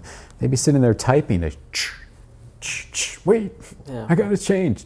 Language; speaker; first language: English; native; English